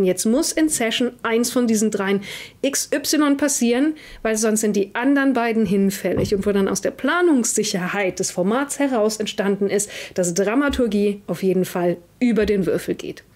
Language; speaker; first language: German; native; German